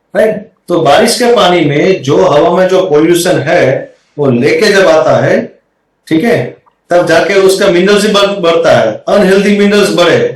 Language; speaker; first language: Hindi; non-native, local second language; Gujarati